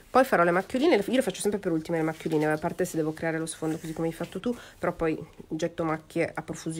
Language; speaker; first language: Italian; native; Italian